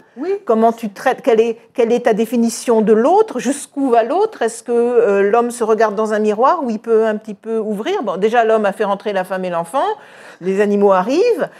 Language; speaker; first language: French; native; French